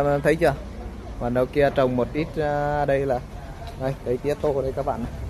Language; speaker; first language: Vietnamese; native; Vietnamese